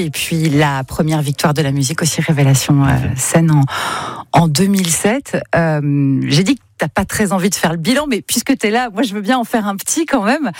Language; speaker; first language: French; native; French